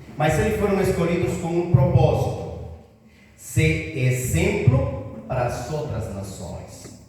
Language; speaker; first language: Portuguese; non-native, fluent; Spanish